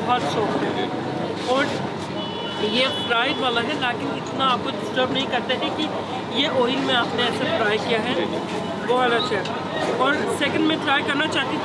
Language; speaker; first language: Hindi; non-native, learner; Turkish